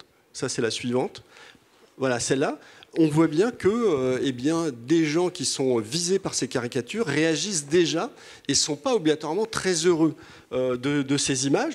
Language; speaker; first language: French; native; French